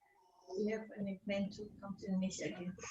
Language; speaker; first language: English; non-native, learner; Indonesian